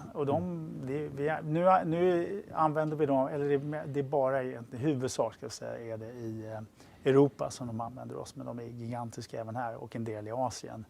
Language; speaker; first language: Swedish; native; Swedish